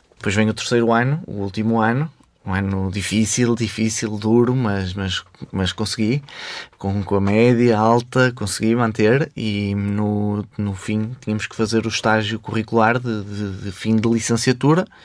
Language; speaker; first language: Portuguese; native; Portuguese